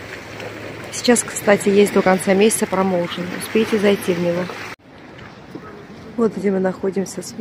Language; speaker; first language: Russian; native; Russian